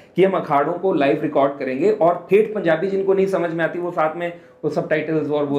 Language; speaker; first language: Hindi; native; Hindi